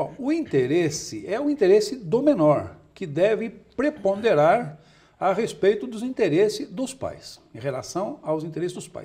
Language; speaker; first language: Portuguese; native; Portuguese